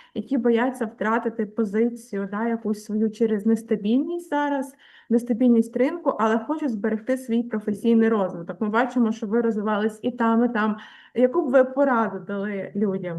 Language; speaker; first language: Ukrainian; native; Ukrainian